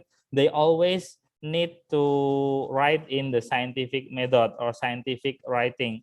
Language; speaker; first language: English; non-native, fluent; Indonesian